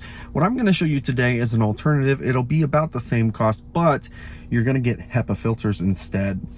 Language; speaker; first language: English; native; English